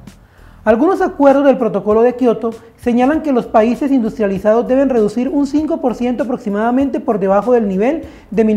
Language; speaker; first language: Spanish; native; Spanish